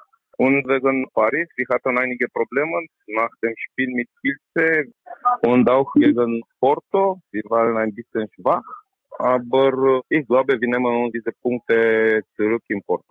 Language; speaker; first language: German; non-native, learner; Romanian